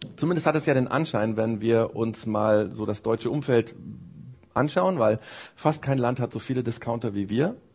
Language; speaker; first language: German; early bilingual, other home language; Japanese